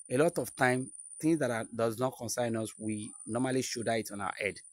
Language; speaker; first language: English; non-native, local second language; Yoruba